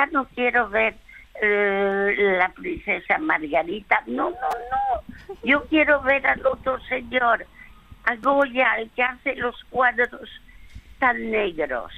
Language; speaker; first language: Spanish; early bilingual, other home language; French